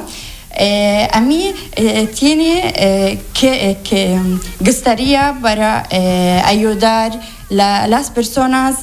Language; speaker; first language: Spanish; non-native, learner; Arabic